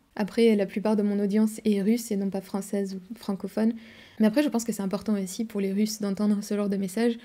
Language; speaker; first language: French; native; French